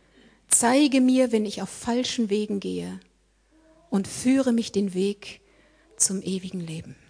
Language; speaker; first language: German; native; German